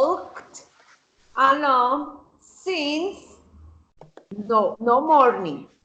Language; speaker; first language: English; non-native, fluent; Spanish